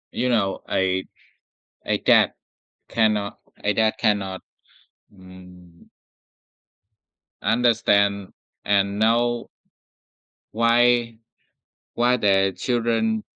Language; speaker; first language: English; non-native, learner; Vietnamese